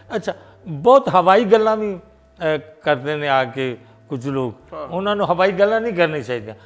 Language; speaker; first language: Punjabi; native; Punjabi